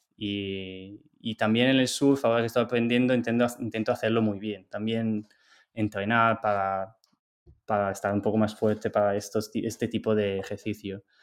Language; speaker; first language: Spanish; non-native, fluent; Italian